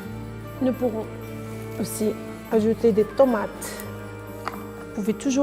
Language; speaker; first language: French; non-native, fluent; Spanish